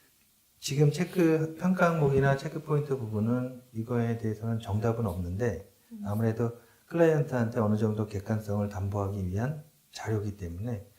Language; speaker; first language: Korean; native; Korean